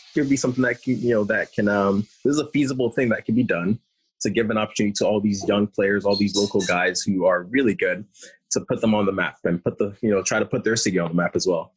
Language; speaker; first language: English; early bilingual, other home language; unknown